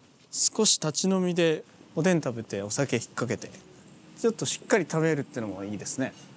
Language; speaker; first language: Japanese; native; Japanese